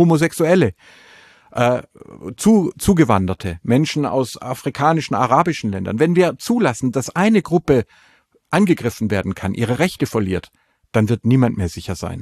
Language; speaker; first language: German; native; German